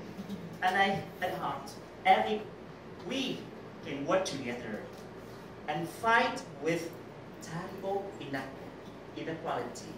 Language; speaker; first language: English; non-native, learner; Vietnamese